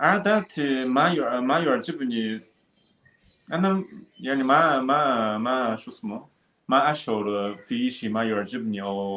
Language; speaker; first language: Arabic; non-native, learner; Chinese